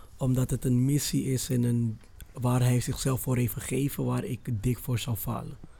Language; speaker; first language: Dutch; early bilingual, other home language; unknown